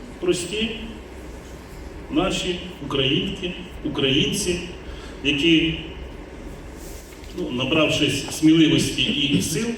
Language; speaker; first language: Ukrainian; native; Ukrainian